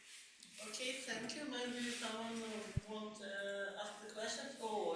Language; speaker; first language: English; non-native, learner; Ukrainian